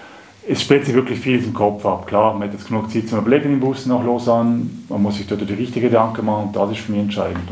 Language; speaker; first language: German; native; German